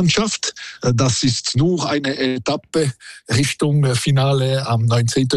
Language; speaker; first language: German; non-native, local second language; French